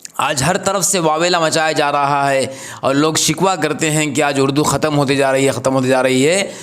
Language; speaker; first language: Urdu; native; Urdu